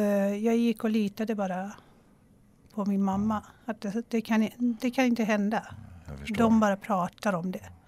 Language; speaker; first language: Swedish; non-native, fluent; Persian